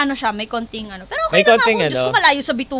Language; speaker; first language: Filipino; native; Filipino